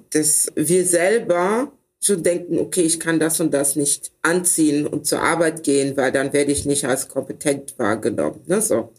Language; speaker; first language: German; early bilingual, other home language; Ewe